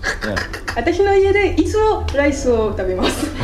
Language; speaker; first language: Japanese; non-native, learner; French